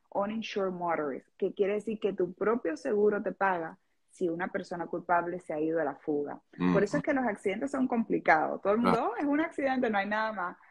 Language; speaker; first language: Spanish; native; Spanish